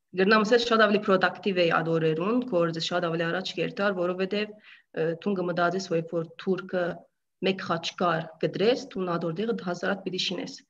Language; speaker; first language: Armenian; early bilingual, heritage; Armenian